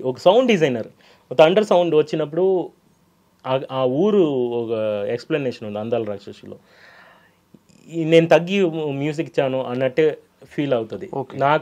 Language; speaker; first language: Telugu; non-native, local second language; Tamil